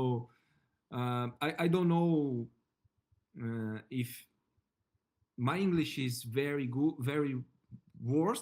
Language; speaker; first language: English; non-native, learner; Portuguese